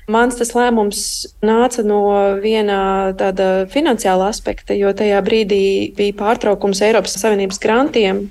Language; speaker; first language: Latvian; early bilingual, heritage; Latvian